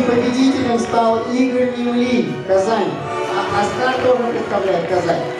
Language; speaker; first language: Russian; native; Russian